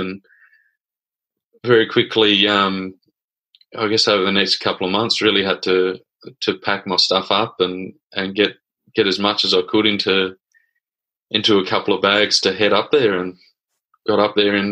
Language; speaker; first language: English; native; English